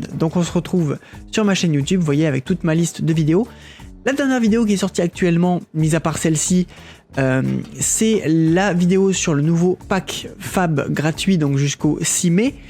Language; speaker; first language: French; native; French